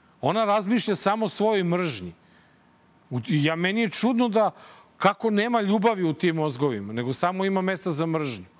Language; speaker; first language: Serbian; native; Serbian